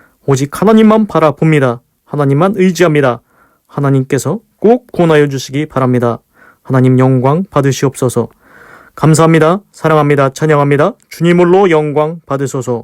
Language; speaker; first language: Korean; native; Korean